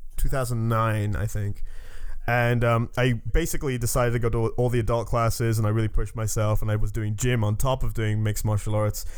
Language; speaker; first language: English; native; English